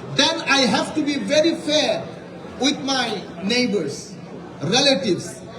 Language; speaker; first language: English; non-native, local second language; Bangla